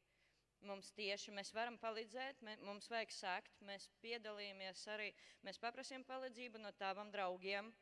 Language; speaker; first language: Latvian; non-native, learner; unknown